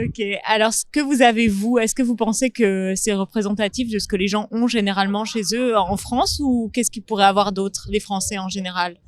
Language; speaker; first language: French; native; French